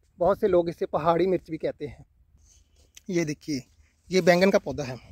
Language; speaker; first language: Hindi; non-native, local second language; Punjabi